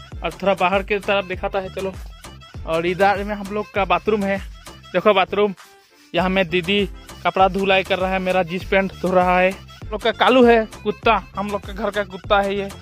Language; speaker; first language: Hindi; non-native, local second language; Assamese